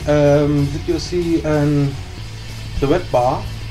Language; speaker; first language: English; non-native, learner; German